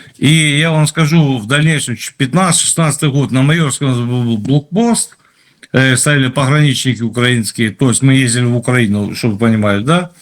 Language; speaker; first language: Russian; native; Russian